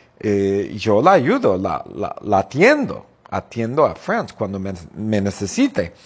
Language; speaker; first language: Spanish; non-native, fluent; English